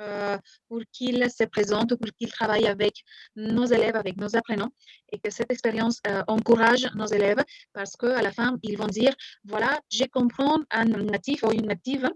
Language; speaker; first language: French; non-native, fluent; Spanish